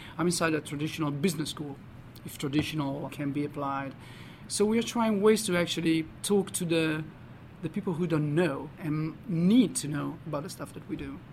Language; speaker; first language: English; non-native, fluent; Italian